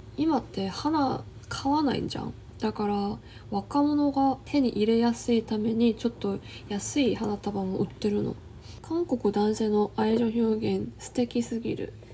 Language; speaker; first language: Japanese; non-native, fluent; Korean